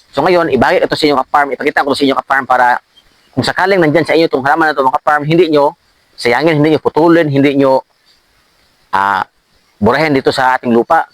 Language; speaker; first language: Filipino; non-native, local second language; Cebuano